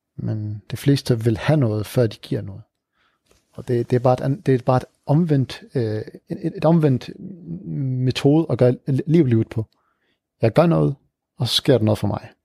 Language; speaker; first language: Danish; early bilingual, other home language; Arabic